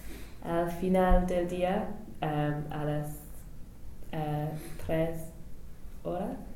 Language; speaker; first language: Spanish; non-native, learner; English